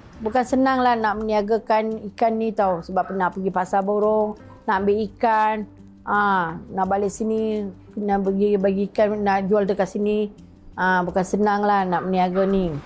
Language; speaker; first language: Malay; early bilingual, other home language; Tamil